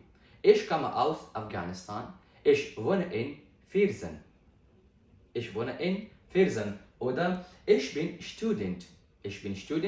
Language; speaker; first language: German; non-native, fluent; Pashto